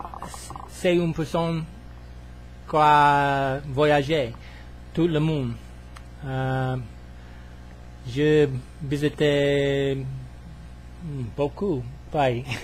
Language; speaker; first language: French; non-native, learner; English